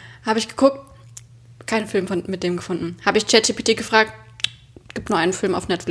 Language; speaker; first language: German; native; German